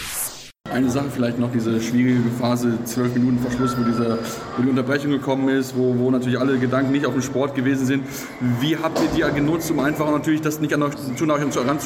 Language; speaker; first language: German; native; German